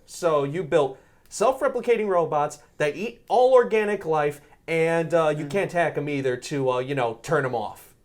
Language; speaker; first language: English; native; English